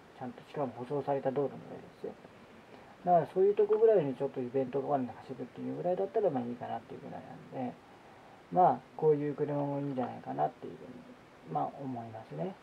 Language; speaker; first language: Japanese; native; Japanese